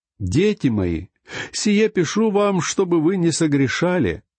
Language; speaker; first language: Russian; native; Russian